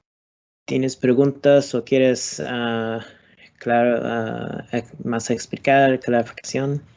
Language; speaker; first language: Spanish; non-native, learner; English